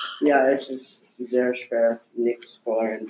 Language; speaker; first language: German; non-native, learner; English